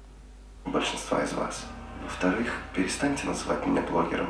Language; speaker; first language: Russian; native; Russian